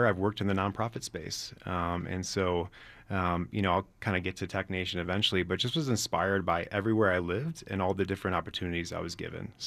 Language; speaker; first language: English; native; English